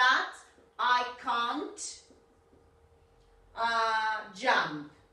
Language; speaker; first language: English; non-native, fluent; Spanish